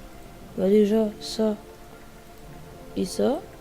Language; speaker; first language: French; native; French